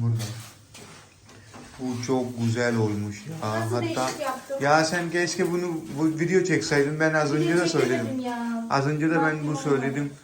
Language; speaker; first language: Turkish; non-native, learner; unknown